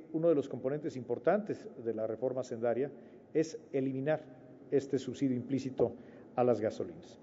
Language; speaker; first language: Spanish; native; Spanish